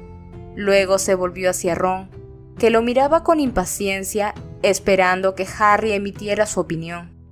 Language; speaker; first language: Spanish; native; Spanish